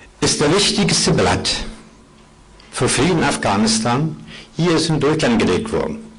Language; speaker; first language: German; non-native, fluent; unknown